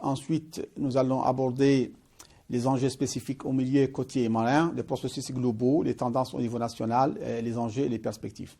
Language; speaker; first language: French; non-native, local second language; Arabic